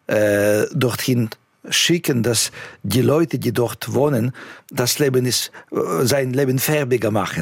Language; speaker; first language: German; non-native, fluent; Russian